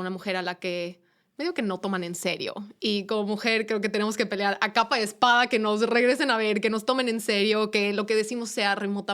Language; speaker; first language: Spanish; native; Spanish